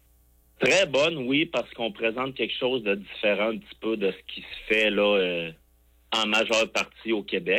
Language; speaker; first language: French; native; French